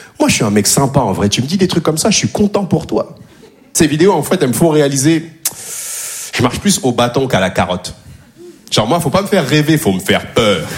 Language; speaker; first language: French; native; French